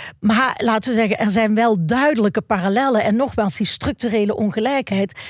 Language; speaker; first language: Dutch; native; Dutch